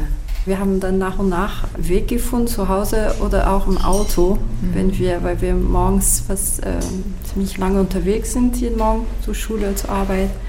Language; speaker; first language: German; non-native, fluent; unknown